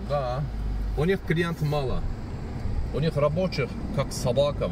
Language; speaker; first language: Russian; non-native, learner; Turkish